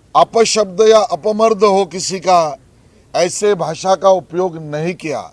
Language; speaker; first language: Hindi; non-native, local second language; Marathi